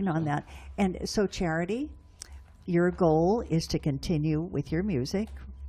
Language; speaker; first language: English; native; English